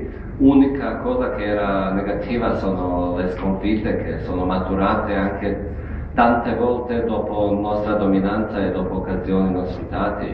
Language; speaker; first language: Italian; non-native, fluent; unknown